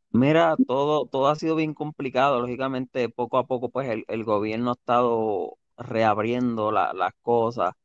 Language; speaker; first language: Spanish; native; Spanish